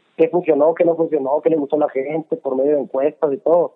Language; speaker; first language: Spanish; native; Spanish